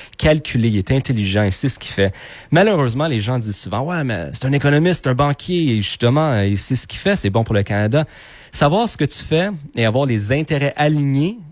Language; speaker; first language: French; native; French